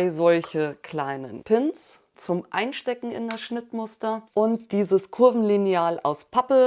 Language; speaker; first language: German; native; German